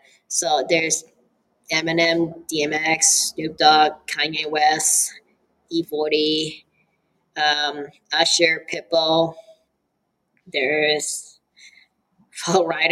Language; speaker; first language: English; early bilingual, other home language; Cantonese